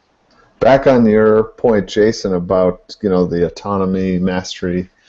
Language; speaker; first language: English; native; English